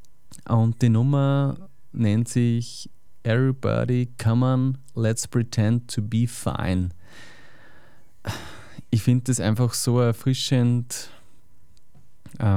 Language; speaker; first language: German; native; German